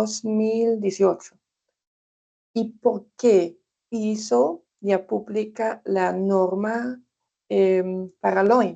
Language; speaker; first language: Spanish; non-native, fluent; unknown